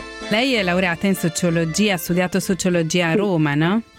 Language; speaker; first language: Italian; native; Italian